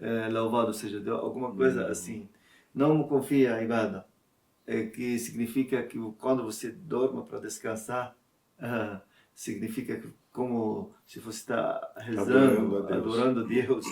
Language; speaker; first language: Portuguese; non-native, learner; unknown